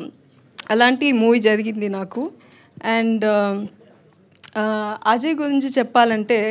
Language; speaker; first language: Telugu; non-native, learner; Tamil